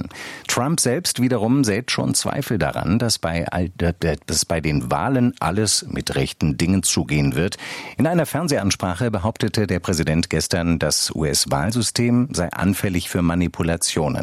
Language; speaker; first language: German; native; German